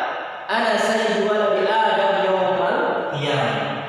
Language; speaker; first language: Arabic; non-native, fluent; Indonesian